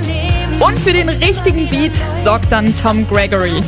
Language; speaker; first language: German; native; German